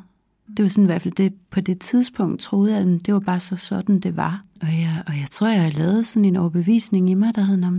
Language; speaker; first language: Danish; native; Danish